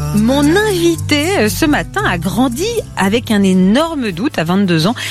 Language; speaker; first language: French; native; French